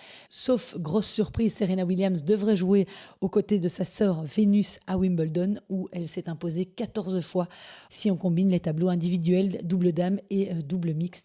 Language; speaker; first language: French; native; French